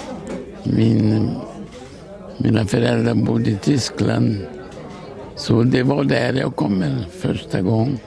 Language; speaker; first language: Swedish; early bilingual, other home language; Portuguese